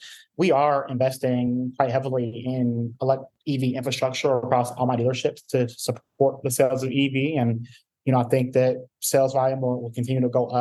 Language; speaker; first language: English; native; English